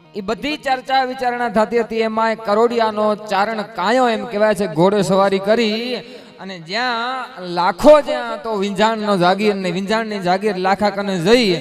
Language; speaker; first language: Gujarati; non-native, local second language; Kachhi